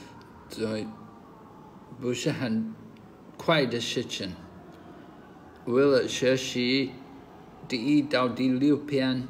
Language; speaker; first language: Chinese; non-native, learner; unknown